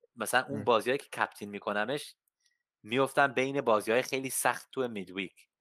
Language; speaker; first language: Persian; early bilingual, heritage; Persian